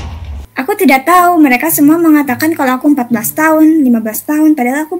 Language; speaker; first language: Indonesian; non-native, fluent; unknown